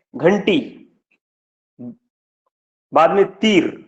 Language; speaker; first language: Hindi; non-native, local second language; Marathi